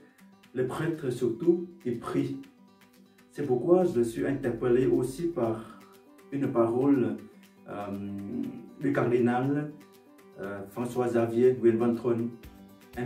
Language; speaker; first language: French; non-native, fluent; Vietnamese